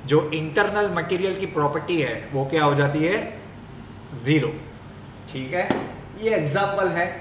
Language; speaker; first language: Hindi; non-native, local second language; Gujarati